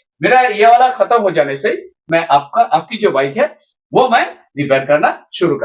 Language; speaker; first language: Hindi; non-native, local second language; Bangla